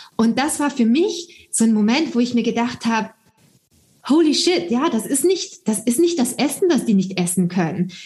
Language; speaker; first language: German; early bilingual, other home language; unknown